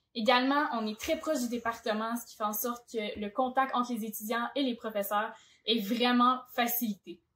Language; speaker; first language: French; native; French